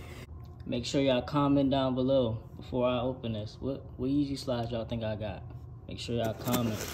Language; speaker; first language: English; native; English